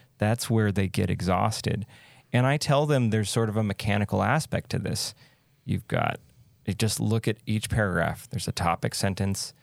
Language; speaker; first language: English; native; English